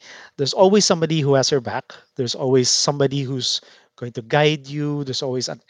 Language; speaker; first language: English; non-native, local second language; Filipino